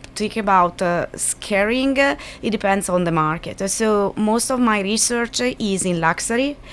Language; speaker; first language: English; non-native, fluent; Italian